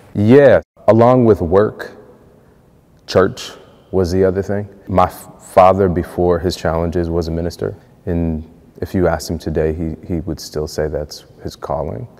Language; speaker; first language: English; native; English